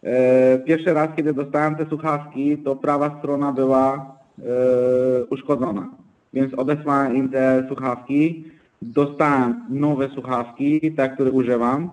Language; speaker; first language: Polish; non-native, fluent; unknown